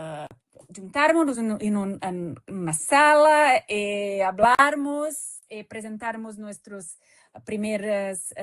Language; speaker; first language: Spanish; non-native, fluent; Portuguese